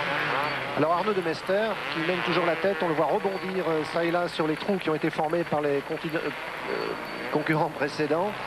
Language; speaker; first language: French; native; French